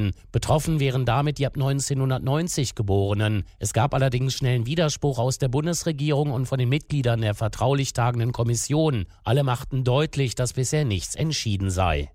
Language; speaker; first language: German; native; German